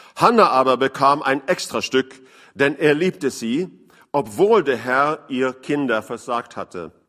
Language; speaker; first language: German; non-native, fluent; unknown